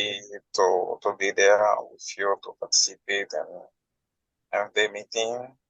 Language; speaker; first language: English; non-native, learner; Haitian Creole